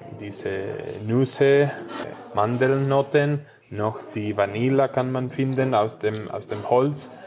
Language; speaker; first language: German; non-native, fluent; Spanish